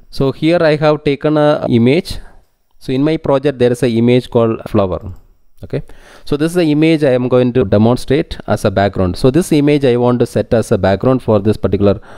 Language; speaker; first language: English; non-native, local second language; Tamil